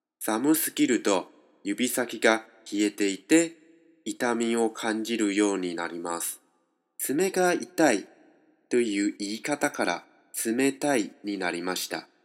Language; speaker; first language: Japanese; non-native, fluent; Chinese